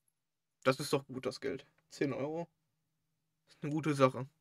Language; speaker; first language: German; native; German